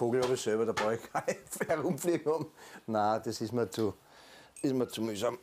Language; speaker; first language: German; native; German